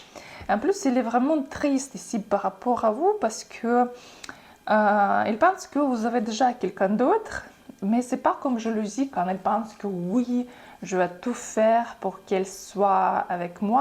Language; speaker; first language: French; non-native, fluent; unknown